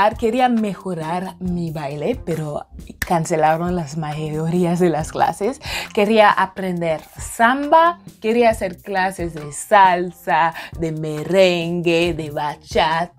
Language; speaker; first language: Spanish; non-native, fluent; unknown